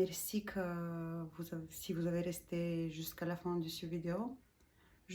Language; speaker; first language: French; non-native, learner; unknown